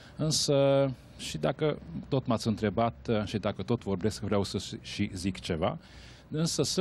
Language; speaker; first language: Romanian; non-native, local second language; Hungarian